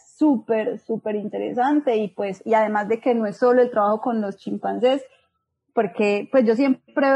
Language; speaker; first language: Spanish; native; Spanish